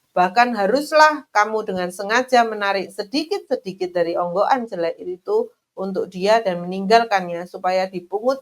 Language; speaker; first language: Indonesian; native; Indonesian